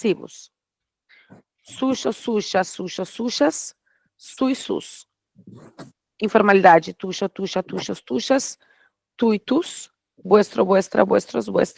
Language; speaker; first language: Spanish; non-native, fluent; Portuguese